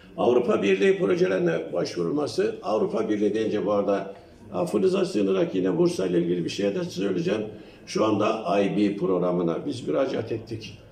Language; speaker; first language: Turkish; native; Turkish